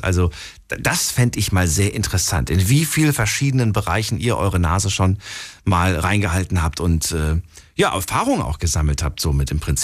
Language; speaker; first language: German; native; German